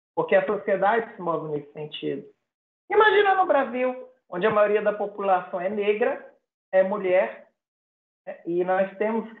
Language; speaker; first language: Portuguese; native; Portuguese